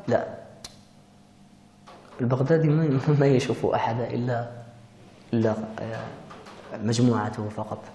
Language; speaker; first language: Arabic; early bilingual, heritage; Arabic